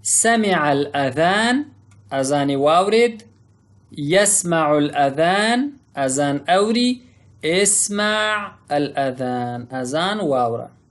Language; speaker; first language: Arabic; non-native, fluent; Pashto